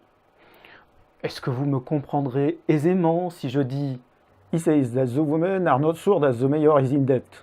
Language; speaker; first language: French; native; French